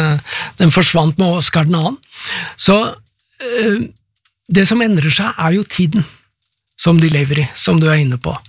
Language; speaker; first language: Norwegian; native; Norwegian